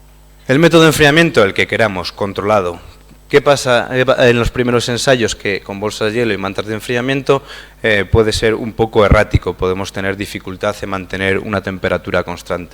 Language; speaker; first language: Spanish; native; Spanish